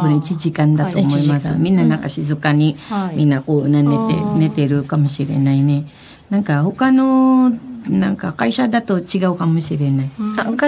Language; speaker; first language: Japanese; non-native, fluent; Filipino